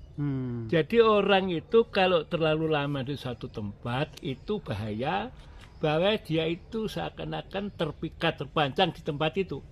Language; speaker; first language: Indonesian; non-native, local second language; Javanese